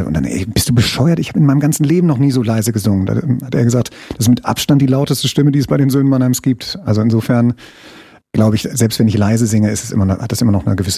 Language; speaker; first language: German; native; German